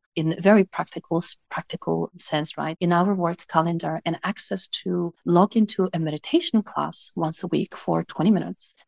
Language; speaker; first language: English; non-native, fluent; Mongolian